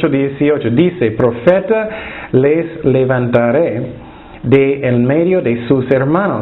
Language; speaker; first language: Spanish; non-native, fluent; English